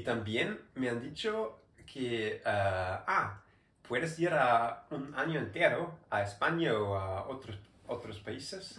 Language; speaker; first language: Spanish; non-native, learner; German